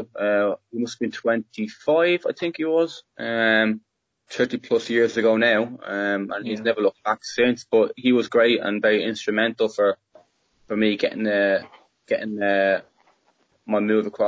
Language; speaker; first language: English; native; English